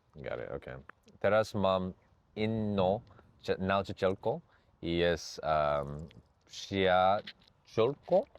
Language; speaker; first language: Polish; non-native, learner; English